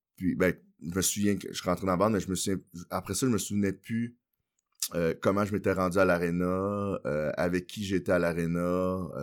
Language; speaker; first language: French; early bilingual, other home language; Haitian Creole